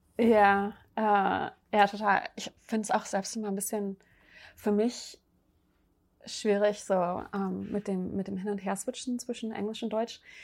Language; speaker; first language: German; native; German